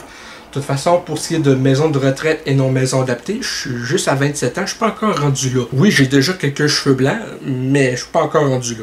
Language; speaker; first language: French; native; French